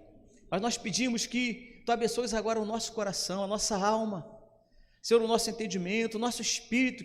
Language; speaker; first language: Portuguese; native; Portuguese